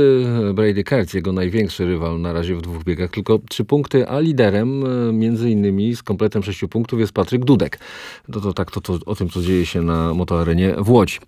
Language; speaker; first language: Polish; native; Polish